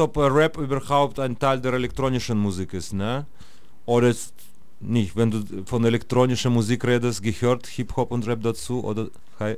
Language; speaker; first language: German; non-native, fluent; Russian